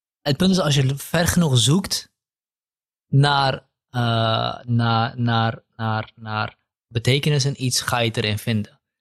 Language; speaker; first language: Dutch; early bilingual, other home language; Kurdish